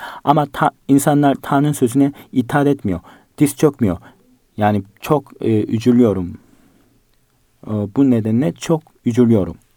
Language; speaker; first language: Turkish; non-native, fluent; Korean